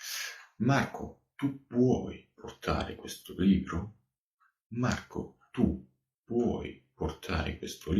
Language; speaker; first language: Italian; non-native, fluent; Georgian